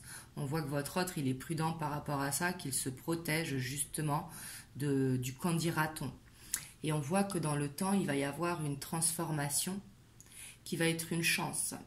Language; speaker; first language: French; native; French